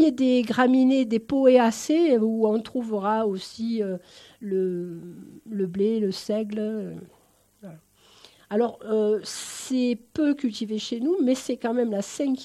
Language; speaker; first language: French; native; French